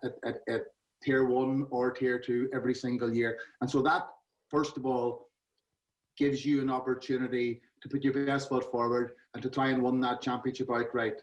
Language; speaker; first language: English; native; English